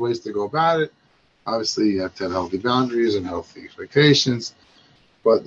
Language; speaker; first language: English; native; English